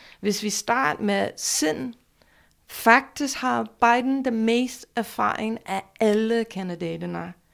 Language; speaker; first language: Danish; non-native, fluent; English